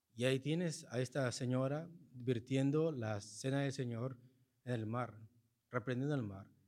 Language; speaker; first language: Spanish; early bilingual, heritage; Spanish